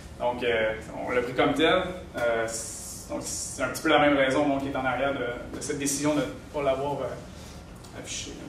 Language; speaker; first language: French; native; French